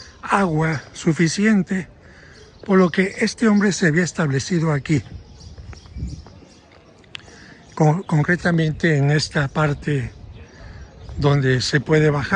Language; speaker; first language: Spanish; native; Spanish